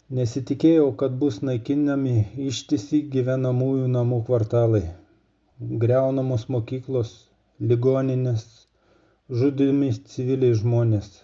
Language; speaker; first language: Lithuanian; non-native, fluent; Russian